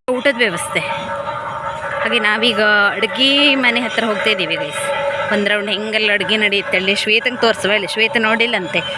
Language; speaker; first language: Kannada; native; Kannada